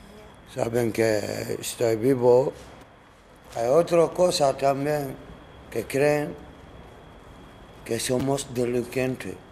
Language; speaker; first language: Spanish; non-native, learner; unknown